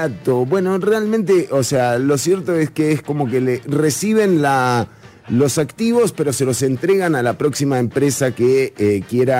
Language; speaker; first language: Spanish; native; Spanish